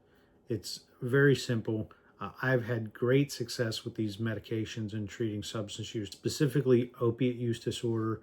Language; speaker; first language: English; native; English